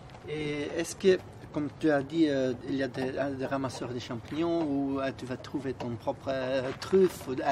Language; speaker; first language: French; non-native, fluent; Spanish